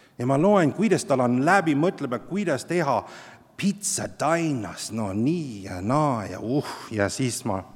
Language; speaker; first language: Estonian; non-native, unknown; English